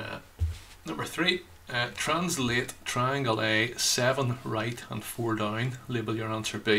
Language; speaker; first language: English; native; English